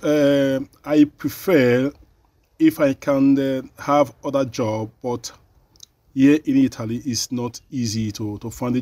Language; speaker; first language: English; non-native, learner; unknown